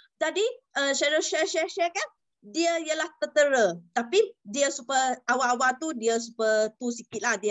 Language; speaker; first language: Malay; non-native, local second language; Chinese